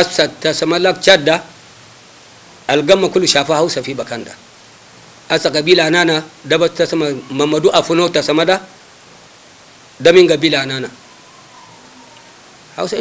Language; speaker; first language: Arabic; non-native, local second language; Hausa